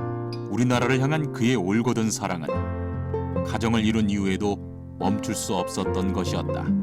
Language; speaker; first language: Korean; native; Korean